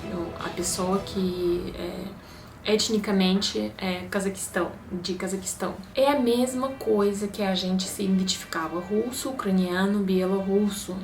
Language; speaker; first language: Portuguese; non-native, fluent; Russian